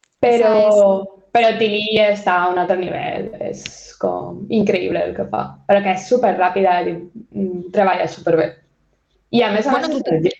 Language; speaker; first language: Catalan; non-native, local second language; Spanish